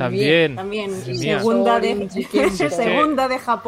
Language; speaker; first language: Spanish; non-native, learner; Japanese